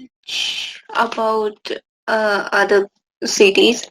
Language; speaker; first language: English; non-native, learner; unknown